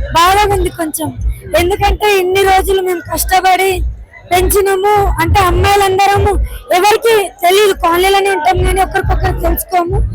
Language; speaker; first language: Telugu; non-native, local second language; Lambadi